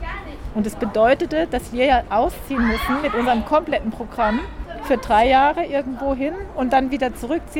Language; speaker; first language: German; native; German